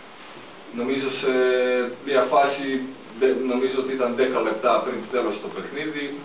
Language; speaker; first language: Greek; non-native, fluent; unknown